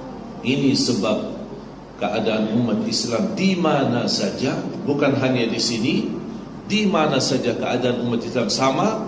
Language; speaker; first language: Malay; non-native, fluent; Arabic